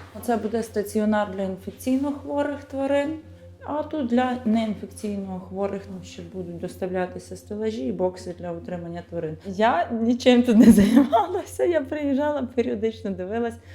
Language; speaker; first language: Ukrainian; native; Ukrainian